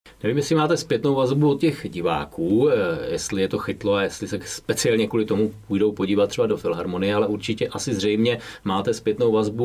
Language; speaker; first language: Czech; native; Czech